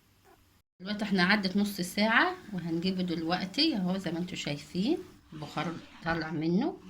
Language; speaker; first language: Arabic; native; Arabic